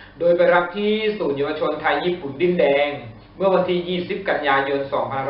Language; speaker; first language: Thai; native; Thai